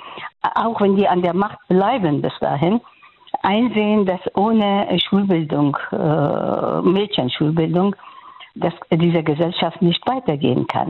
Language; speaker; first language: German; non-native, fluent; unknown